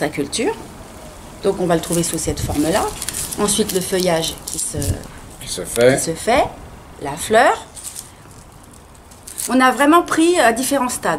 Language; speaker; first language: French; native; French